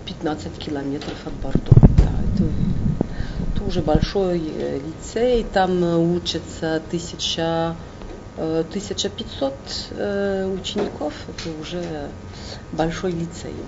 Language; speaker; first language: Russian; non-native, fluent; French